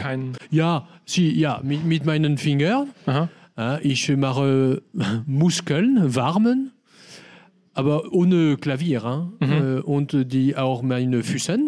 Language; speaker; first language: German; non-native, learner; French